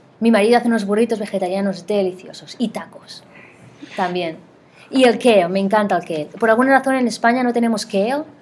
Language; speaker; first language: Spanish; native; Spanish